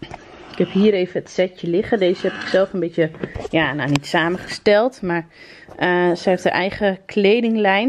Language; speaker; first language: Dutch; native; Dutch